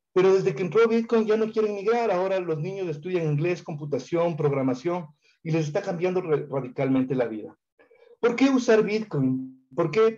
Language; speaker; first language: Spanish; native; Spanish